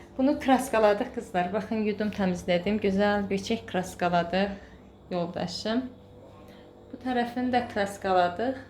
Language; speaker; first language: Azerbaijani; native; Azerbaijani